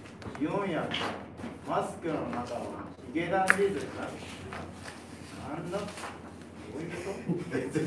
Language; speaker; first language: Japanese; native; Japanese